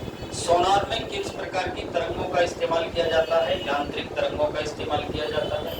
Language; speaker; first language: Hindi; native; Hindi